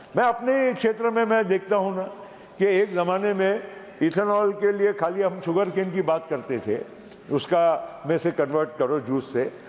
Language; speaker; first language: Hindi; non-native, local second language; Gujarati